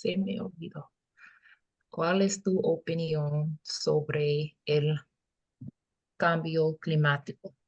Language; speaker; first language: Spanish; non-native, learner; English